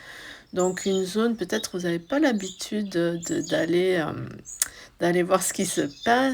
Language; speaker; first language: French; native; French